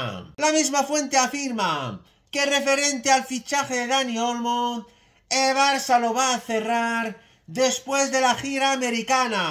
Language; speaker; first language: Spanish; native; Spanish